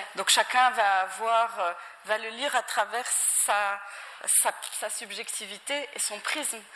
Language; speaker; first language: French; non-native, local second language; Arabic